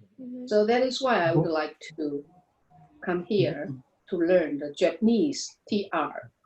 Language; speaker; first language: English; non-native, learner; Chinese